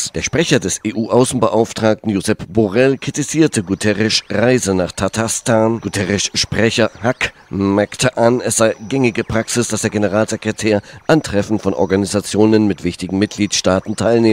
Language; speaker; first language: German; native; German